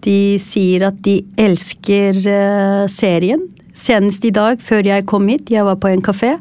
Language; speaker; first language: Norwegian; non-native, fluent; Turkish